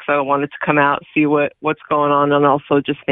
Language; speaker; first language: English; early bilingual, other home language; Hebrew